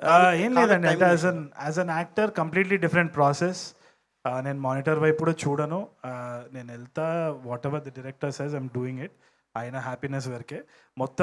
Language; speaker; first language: Telugu; native; Telugu